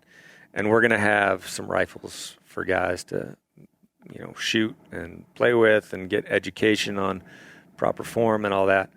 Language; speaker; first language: English; native; English